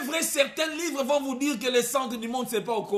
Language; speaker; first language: French; non-native, local second language; Lingala